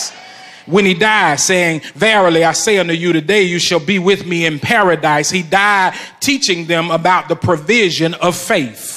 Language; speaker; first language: English; native; English